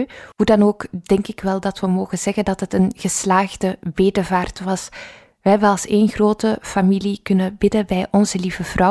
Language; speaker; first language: Dutch; native; Dutch